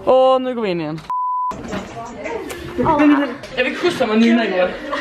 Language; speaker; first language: Swedish; native; Swedish